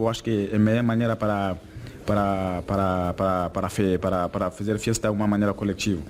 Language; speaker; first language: Portuguese; non-native, fluent; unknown